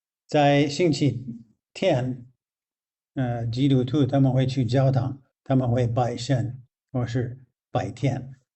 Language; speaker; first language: Chinese; non-native, fluent; English